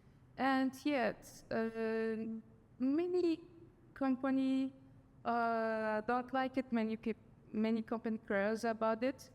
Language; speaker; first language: English; non-native, learner; Turkish